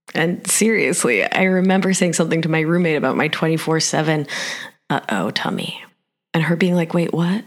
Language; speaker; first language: English; early bilingual, other home language; Spanish